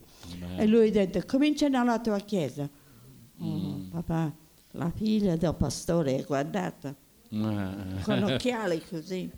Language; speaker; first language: Italian; early bilingual, heritage; Italian